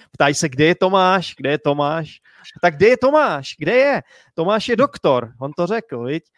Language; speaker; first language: Czech; native; Czech